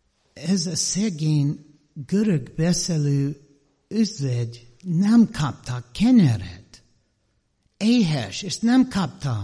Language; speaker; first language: Hungarian; non-native, learner; English